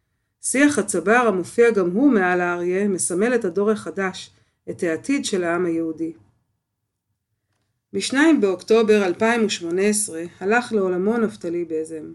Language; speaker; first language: Hebrew; native; Hebrew